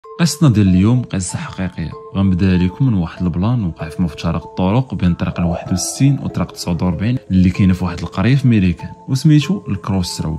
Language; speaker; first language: Arabic; native; Arabic